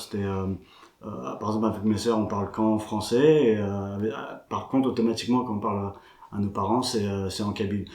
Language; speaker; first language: French; early bilingual, other home language; Kabyle